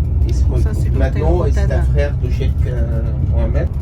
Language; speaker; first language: French; non-native, fluent; Arabic